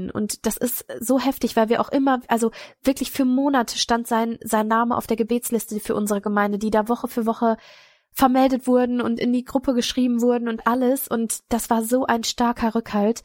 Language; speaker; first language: German; native; German